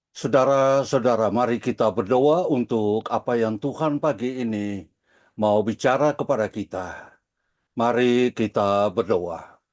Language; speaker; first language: Indonesian; early bilingual, heritage; Dutch